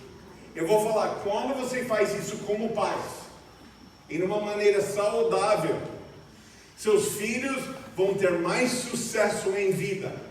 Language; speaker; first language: Portuguese; non-native, fluent; English